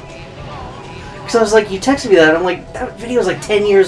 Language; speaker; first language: English; native; English